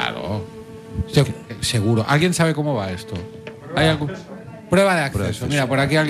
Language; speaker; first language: Spanish; native; Spanish